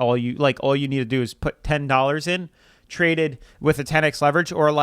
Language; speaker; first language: English; native; English